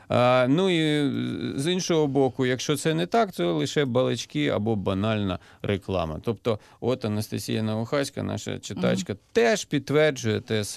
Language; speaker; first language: Ukrainian; native; Ukrainian